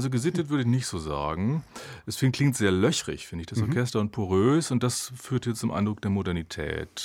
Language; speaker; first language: German; native; German